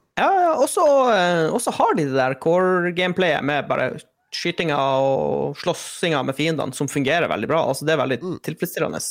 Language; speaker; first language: Norwegian; native; Norwegian